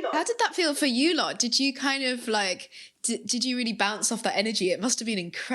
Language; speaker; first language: English; native; English